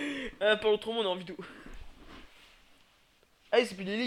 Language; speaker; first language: French; native; French